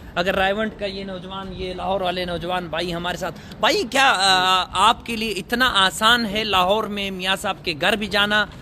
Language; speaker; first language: Urdu; non-native, local second language; Pashto